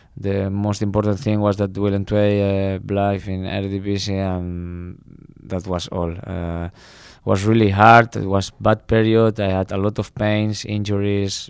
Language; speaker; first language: English; non-native, fluent; Spanish